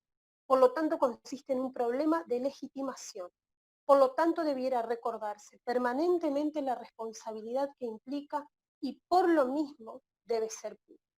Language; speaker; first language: Spanish; native; Spanish